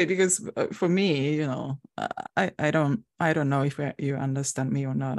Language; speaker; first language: English; non-native, fluent; Japanese